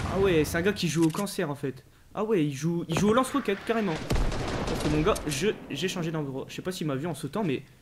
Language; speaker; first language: French; native; French